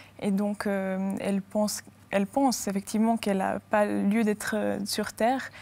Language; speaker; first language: French; native; French